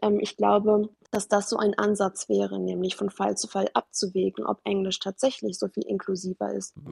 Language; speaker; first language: German; early bilingual, other home language; Persian